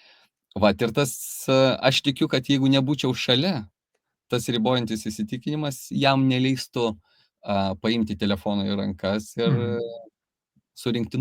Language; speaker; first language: Lithuanian; native; Lithuanian